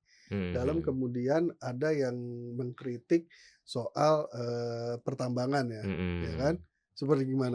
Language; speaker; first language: Indonesian; native; Indonesian